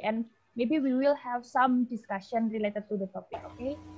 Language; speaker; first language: English; non-native, fluent; Indonesian